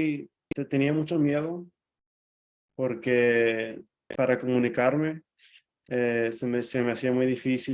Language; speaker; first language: Spanish; early bilingual, other home language; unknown